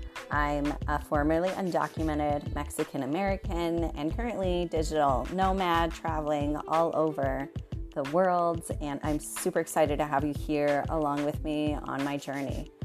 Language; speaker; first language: English; early bilingual, other home language; Spanish